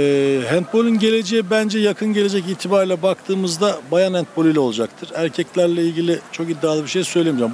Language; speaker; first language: Turkish; native; Turkish